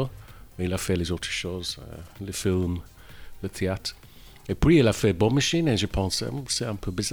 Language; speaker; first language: French; non-native, learner; English